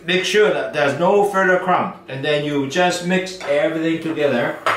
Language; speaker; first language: English; non-native, local second language; Cantonese